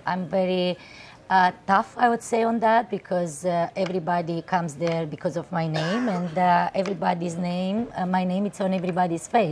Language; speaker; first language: English; non-native, fluent; Romanian